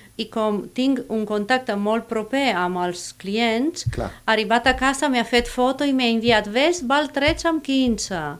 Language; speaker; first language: Catalan; non-native, fluent; Spanish